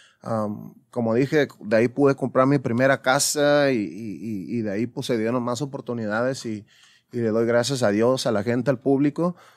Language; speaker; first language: Spanish; early bilingual, heritage; Spanish